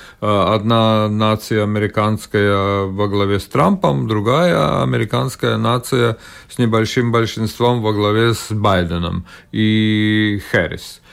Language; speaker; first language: Russian; non-native, local second language; Latvian